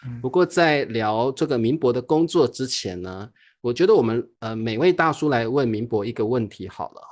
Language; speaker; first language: Chinese; native; Chinese